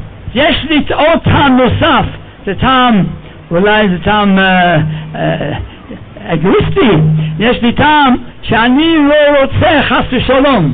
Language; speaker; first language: Hebrew; non-native, fluent; English